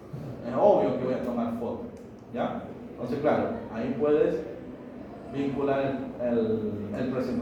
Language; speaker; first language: Spanish; native; Spanish